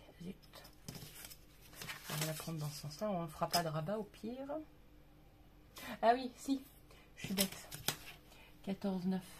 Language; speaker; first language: French; native; French